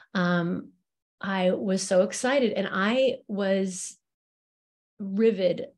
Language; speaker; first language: English; native; English